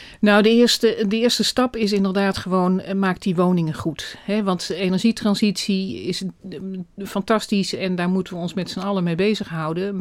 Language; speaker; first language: Dutch; native; Dutch